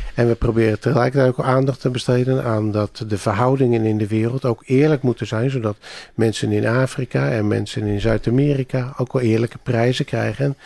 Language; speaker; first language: Dutch; native; Dutch